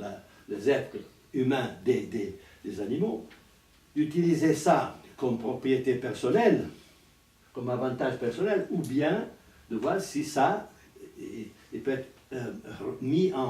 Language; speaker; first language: French; non-native, fluent; Italian